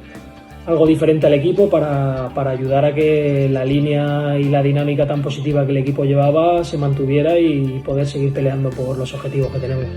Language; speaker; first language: Spanish; native; Spanish